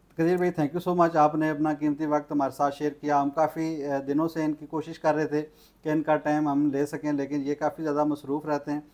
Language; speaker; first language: Urdu; non-native, local second language; Punjabi